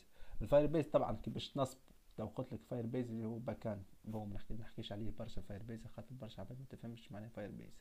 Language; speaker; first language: Arabic; native; Arabic